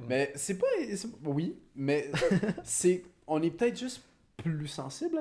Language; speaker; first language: French; native; French